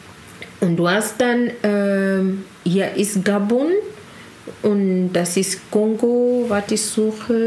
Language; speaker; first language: German; non-native, learner; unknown